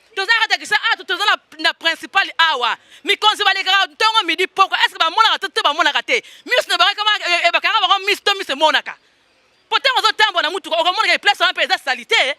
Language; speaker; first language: Lingala; native; Lingala